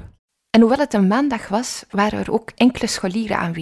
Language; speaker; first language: Dutch; native; Dutch